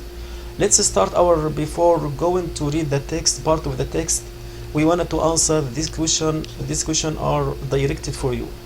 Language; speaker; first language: English; non-native, fluent; Arabic